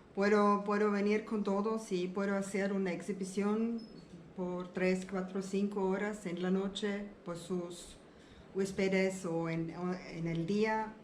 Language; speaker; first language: Spanish; non-native, learner; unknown